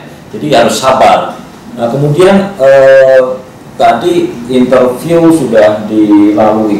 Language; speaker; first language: Indonesian; non-native, local second language; Javanese